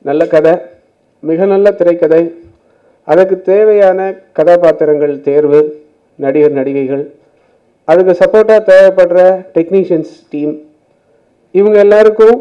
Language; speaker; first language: Tamil; native; Tamil